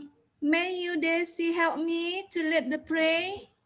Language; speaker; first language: English; non-native, learner; Indonesian